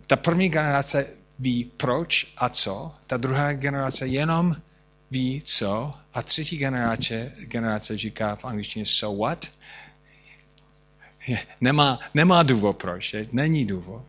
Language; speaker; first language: Czech; non-native, fluent; English